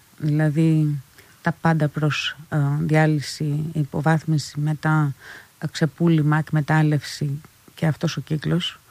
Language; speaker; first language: Greek; non-native, fluent; Albanian